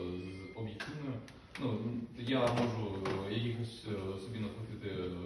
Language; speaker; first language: Ukrainian; native; Ukrainian